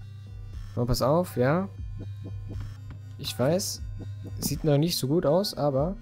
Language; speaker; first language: German; native; German